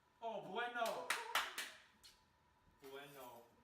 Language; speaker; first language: Spanish; non-native, learner; English